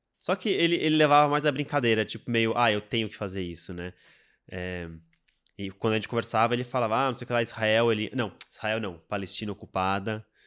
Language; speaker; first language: Portuguese; native; Portuguese